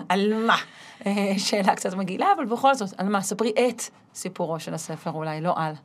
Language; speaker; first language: Hebrew; native; Hebrew